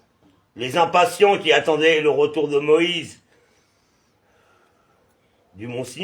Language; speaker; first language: French; native; French